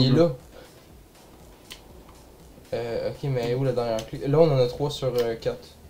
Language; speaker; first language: French; native; French